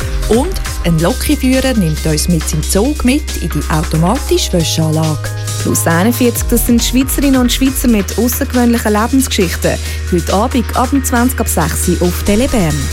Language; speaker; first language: German; native; German